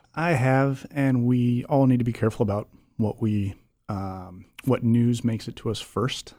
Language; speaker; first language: English; early bilingual, other home language; Spanish